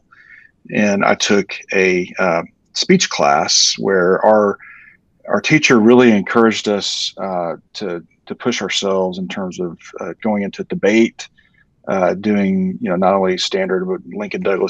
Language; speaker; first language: English; native; English